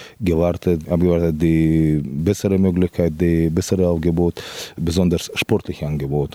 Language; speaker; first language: German; non-native, fluent; Russian